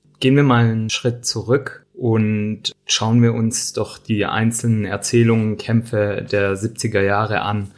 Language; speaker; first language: German; early bilingual, other home language; Turkish